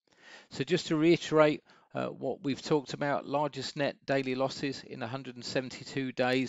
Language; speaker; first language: English; native; English